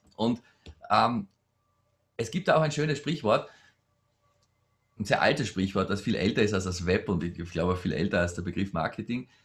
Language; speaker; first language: German; native; German